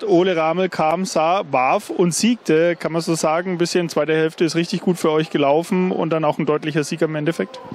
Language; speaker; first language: German; native; German